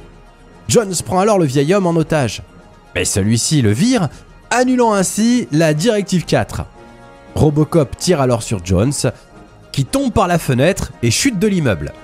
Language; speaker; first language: French; native; French